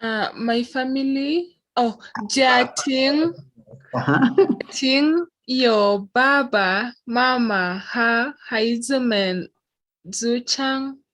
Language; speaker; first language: Chinese; non-native, learner; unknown